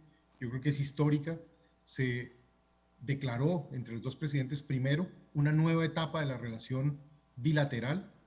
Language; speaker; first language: Spanish; native; Spanish